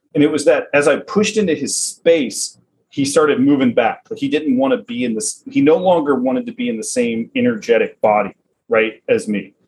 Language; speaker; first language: English; native; English